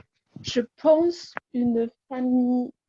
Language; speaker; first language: French; non-native, learner; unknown